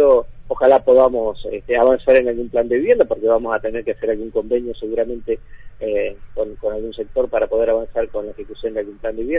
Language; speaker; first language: Spanish; native; Spanish